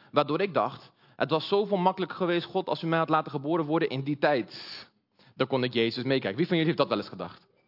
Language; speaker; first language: Dutch; early bilingual, other home language; Portuguese